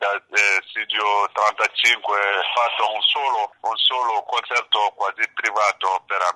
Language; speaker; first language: Italian; non-native, learner; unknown